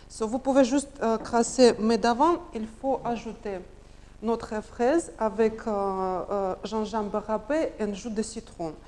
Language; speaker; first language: French; non-native, learner; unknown